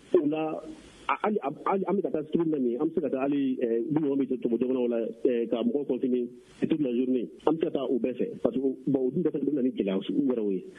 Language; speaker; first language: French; non-native, local second language; Bambara